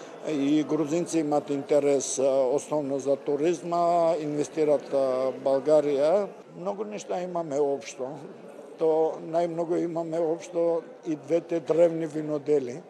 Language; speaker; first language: Bulgarian; non-native, fluent; Georgian